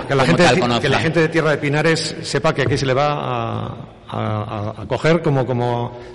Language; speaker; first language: Spanish; native; Spanish